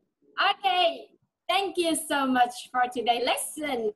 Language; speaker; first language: English; non-native, fluent; Vietnamese